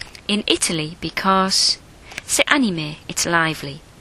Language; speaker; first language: English; native; English